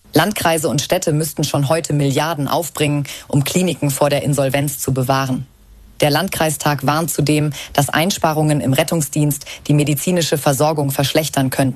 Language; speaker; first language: German; native; German